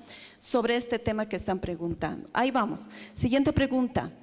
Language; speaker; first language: Spanish; native; Spanish